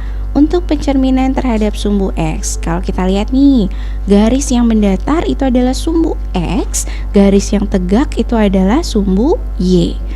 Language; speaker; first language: Indonesian; native; Indonesian